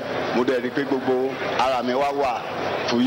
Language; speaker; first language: English; non-native, local second language; Yoruba